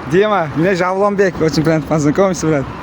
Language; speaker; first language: Russian; non-native, learner; Uzbek